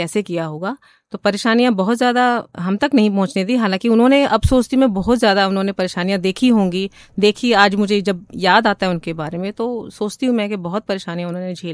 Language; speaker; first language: Hindi; native; Hindi